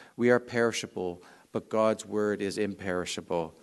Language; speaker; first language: English; native; English